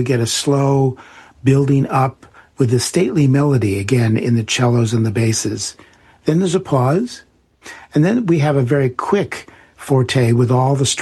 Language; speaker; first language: English; native; English